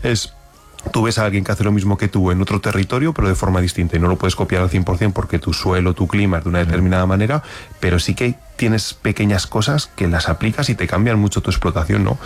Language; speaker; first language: Spanish; native; Spanish